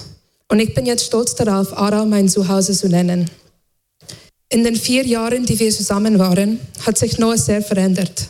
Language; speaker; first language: German; non-native, fluent; English